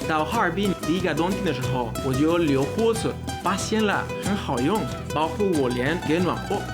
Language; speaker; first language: Chinese; non-native, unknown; Spanish